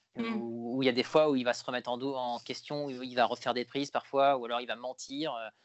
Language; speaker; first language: French; native; French